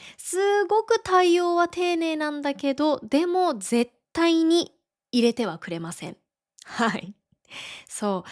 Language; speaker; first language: Japanese; native; Japanese